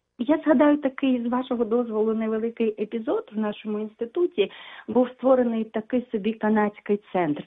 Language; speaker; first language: Ukrainian; non-native, local second language; Russian